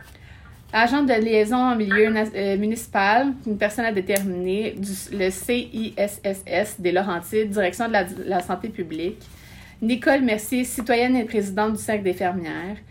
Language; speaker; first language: French; native; French